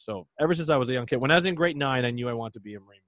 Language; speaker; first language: English; native; English